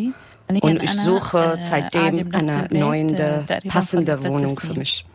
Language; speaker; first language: German; non-native, learner; Arabic